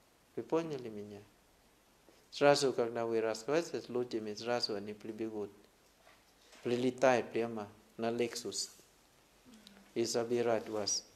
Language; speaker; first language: Russian; non-native, learner; Thai